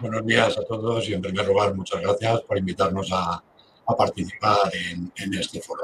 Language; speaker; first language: Spanish; native; Spanish